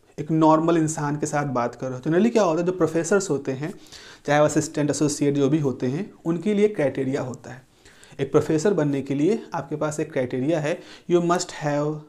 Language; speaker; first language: Hindi; native; Hindi